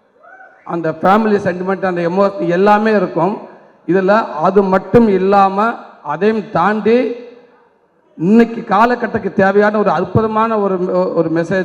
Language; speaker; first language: Tamil; native; Tamil